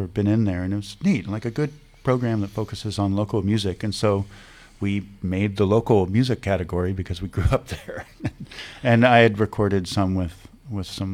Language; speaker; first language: English; native; English